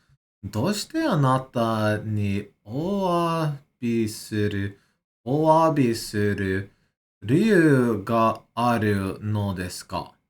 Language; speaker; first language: Japanese; non-native, learner; English